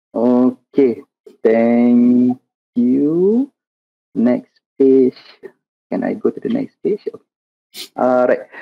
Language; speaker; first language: English; non-native, local second language; Malay